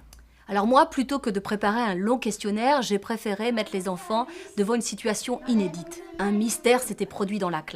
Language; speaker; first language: French; native; French